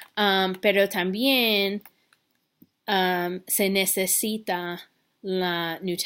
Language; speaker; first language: Spanish; non-native, fluent; English